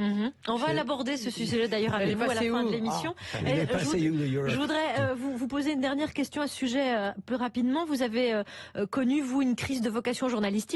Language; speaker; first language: French; native; French